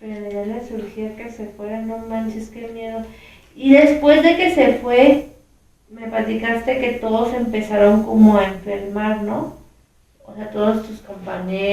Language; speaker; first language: Spanish; native; Spanish